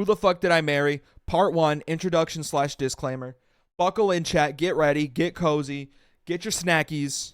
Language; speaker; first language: English; native; English